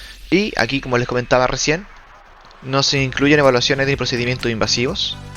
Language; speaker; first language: Spanish; native; Spanish